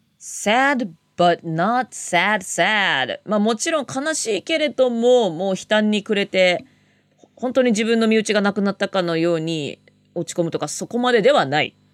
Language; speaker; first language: Japanese; native; Japanese